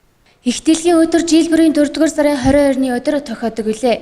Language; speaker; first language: Mongolian; non-native, local second language; Kazakh